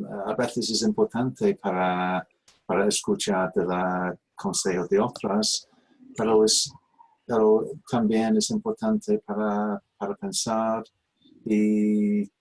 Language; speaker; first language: Spanish; non-native, learner; English